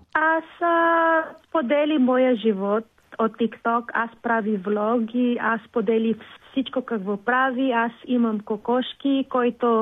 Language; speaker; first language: Bulgarian; non-native, learner; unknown